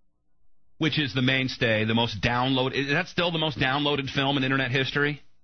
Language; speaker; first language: English; native; English